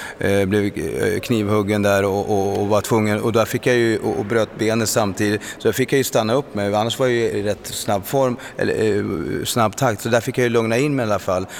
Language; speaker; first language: Swedish; early bilingual, other home language; Spanish